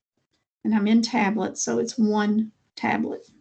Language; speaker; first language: English; native; English